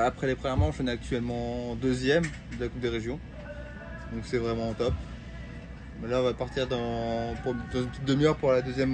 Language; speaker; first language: French; native; French